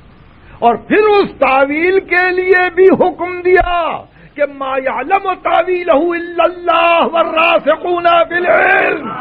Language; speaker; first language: Urdu; native; Urdu